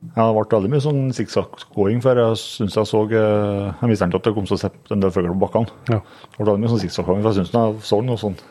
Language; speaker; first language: Norwegian; native; Norwegian